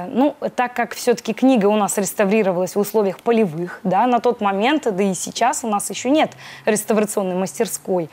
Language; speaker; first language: Russian; native; Russian